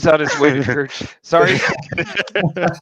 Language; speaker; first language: English; native; English